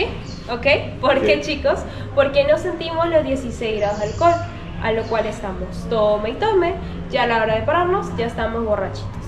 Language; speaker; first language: Spanish; native; Spanish